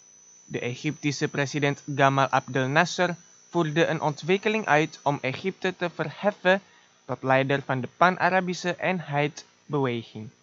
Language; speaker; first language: Dutch; non-native, fluent; Indonesian